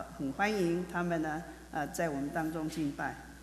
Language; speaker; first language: Chinese; native; Chinese